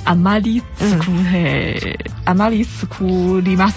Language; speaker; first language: Japanese; non-native, learner; Chinese